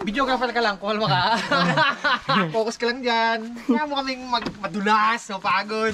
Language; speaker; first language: Filipino; native; Filipino